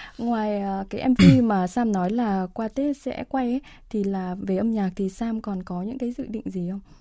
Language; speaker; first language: Vietnamese; native; Vietnamese